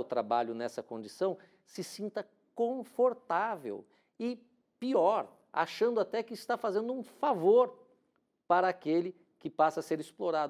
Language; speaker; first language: Portuguese; native; Portuguese